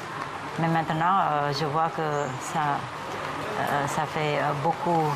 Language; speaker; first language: French; non-native, fluent; Khmer